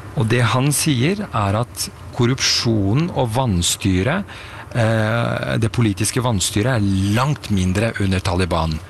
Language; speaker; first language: Norwegian; early bilingual, other home language; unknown